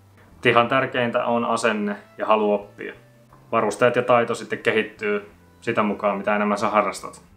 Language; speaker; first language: Finnish; native; Finnish